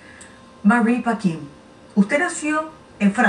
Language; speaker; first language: Spanish; native; Spanish